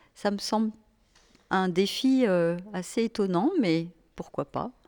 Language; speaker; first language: French; native; French